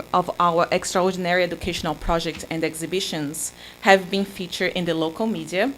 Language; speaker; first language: English; non-native, fluent; Portuguese